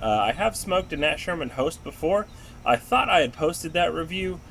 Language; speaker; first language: English; native; English